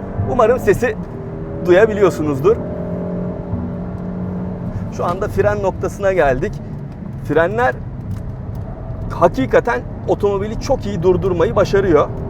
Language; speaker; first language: Turkish; native; Turkish